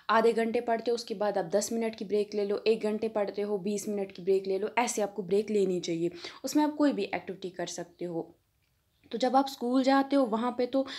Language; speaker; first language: Hindi; non-native, local second language; Kashmiri